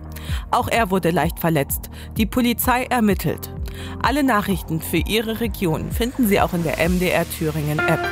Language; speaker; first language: German; native; German